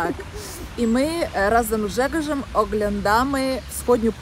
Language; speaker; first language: Polish; non-native, learner; Russian